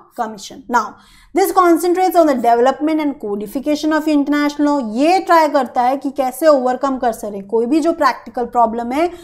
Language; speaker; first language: Hindi; native; Hindi